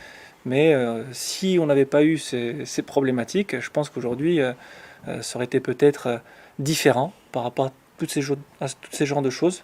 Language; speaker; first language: French; native; French